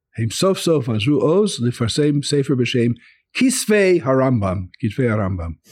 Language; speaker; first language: Hebrew; non-native, fluent; English